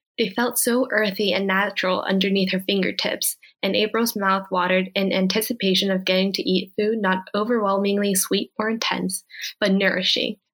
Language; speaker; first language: English; early bilingual, other home language; Korean